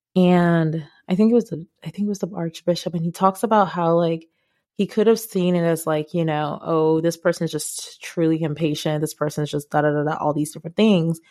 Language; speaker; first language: English; non-native, local second language; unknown